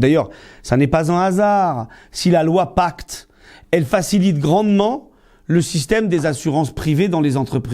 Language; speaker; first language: French; native; French